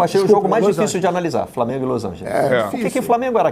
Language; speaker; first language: Portuguese; native; Portuguese